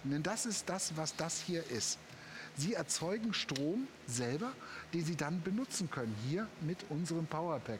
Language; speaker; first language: German; native; German